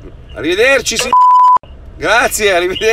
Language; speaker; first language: Italian; native; Italian